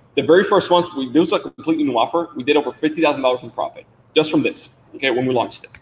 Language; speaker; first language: English; non-native, fluent; Spanish